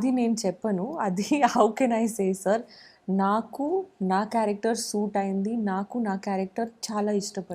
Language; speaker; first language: Telugu; non-native, fluent; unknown